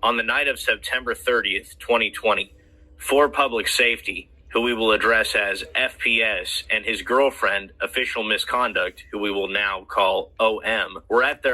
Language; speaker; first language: English; native; English